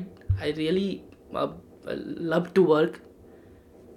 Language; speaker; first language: English; non-native, local second language; Hindi